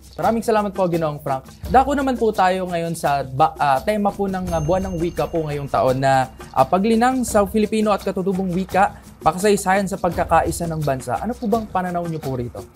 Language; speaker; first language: Filipino; native; Filipino